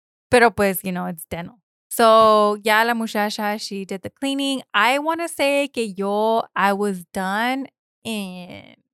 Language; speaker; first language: English; early bilingual, other home language; Spanish